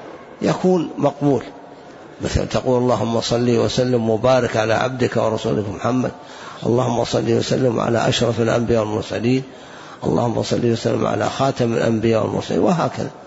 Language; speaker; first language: Arabic; native; Arabic